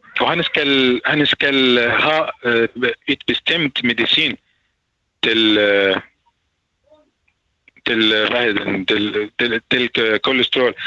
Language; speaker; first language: Danish; non-native, learner; Arabic